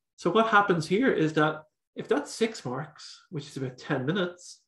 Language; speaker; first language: English; native; English